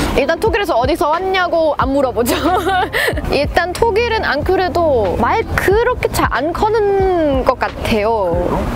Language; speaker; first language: Korean; non-native, fluent; German